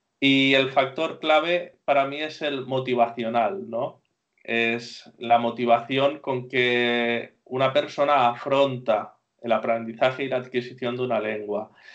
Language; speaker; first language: Spanish; native; Spanish